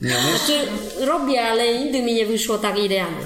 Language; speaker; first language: Polish; non-native, fluent; Vietnamese